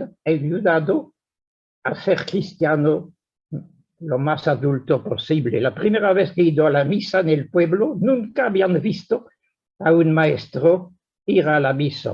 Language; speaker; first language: Spanish; non-native, fluent; French